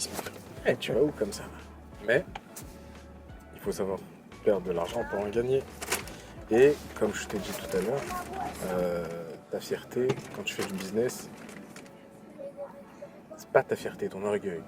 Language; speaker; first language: French; native; French